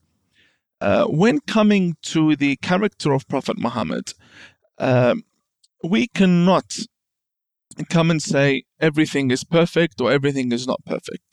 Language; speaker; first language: English; native; English